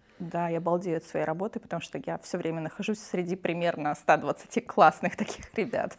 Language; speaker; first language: Russian; native; Russian